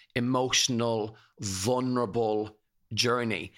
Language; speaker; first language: English; native; English